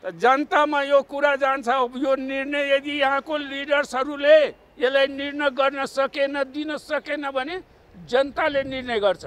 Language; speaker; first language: Nepali; non-native, local second language; Maithili